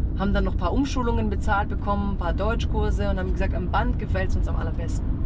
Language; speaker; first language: German; early bilingual, other home language; Croatian